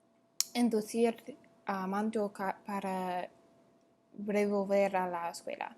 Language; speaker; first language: Spanish; non-native, learner; English